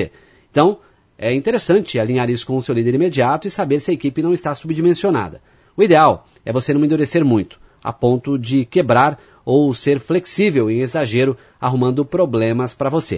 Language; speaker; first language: Portuguese; native; Portuguese